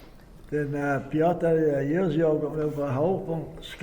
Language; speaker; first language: Polish; early bilingual, heritage; Polish